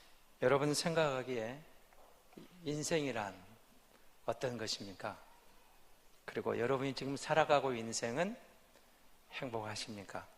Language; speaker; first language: Korean; native; Korean